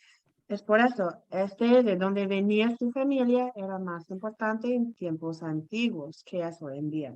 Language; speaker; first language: Spanish; non-native, fluent; English